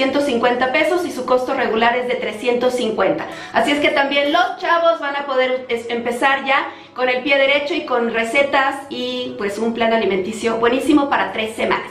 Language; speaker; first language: Spanish; native; Spanish